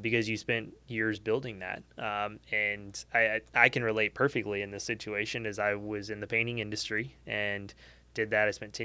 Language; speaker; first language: English; native; English